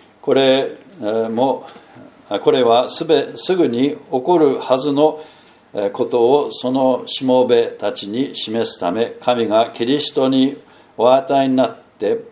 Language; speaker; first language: Japanese; non-native, fluent; English